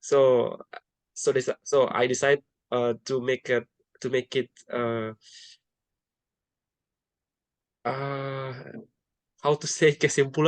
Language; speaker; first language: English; non-native, learner; Indonesian